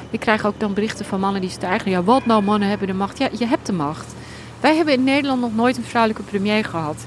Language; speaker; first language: Dutch; native; Dutch